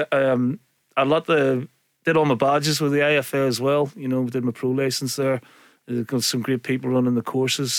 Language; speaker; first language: English; native; English